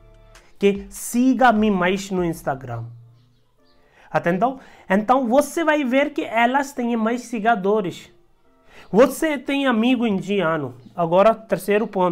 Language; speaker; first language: Portuguese; non-native, learner; Hindi